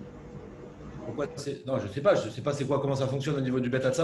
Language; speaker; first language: French; native; French